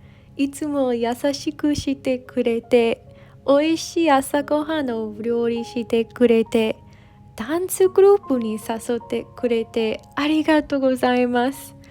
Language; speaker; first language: Japanese; non-native, learner; English